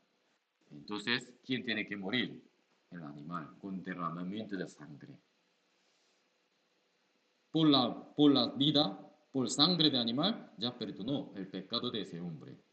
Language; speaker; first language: Spanish; non-native, learner; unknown